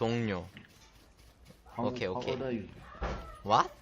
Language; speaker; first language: English; non-native, learner; Korean